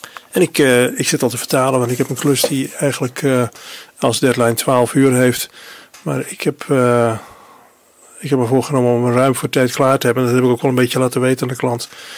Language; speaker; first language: Dutch; native; Dutch